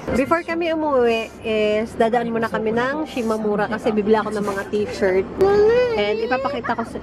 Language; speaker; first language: Filipino; native; Filipino